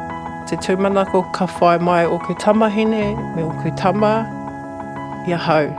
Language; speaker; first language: Māori; non-native, local second language; English